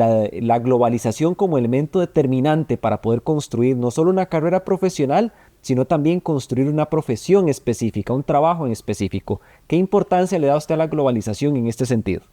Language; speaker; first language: Spanish; native; Spanish